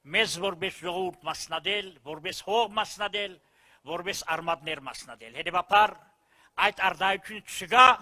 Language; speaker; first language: Armenian; early bilingual, heritage; Armenian